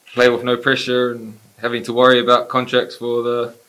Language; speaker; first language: English; native; English